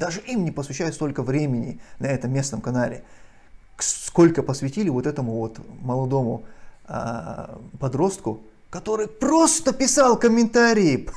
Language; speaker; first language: Russian; non-native, local second language; Chechen